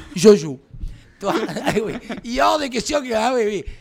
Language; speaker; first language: French; non-native, fluent; Spanish